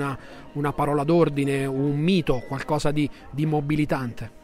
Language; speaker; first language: Italian; native; Italian